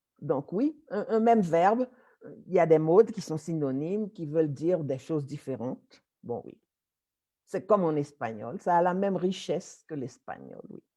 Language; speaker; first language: French; native; French